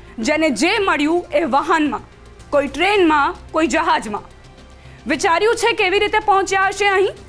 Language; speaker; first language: Gujarati; non-native, local second language; Sindhi